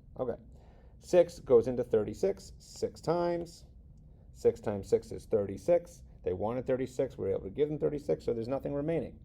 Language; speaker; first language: English; native; English